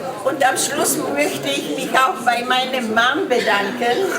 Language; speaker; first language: German; non-native, fluent; Bulgarian